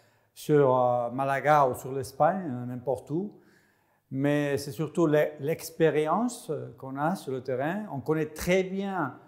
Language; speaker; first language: French; non-native, fluent; Spanish